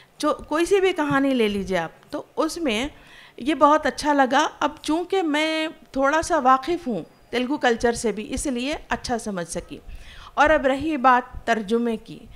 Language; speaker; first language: Hindi; non-native, local second language; Urdu